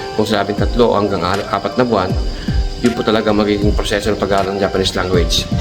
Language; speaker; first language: Filipino; native; Filipino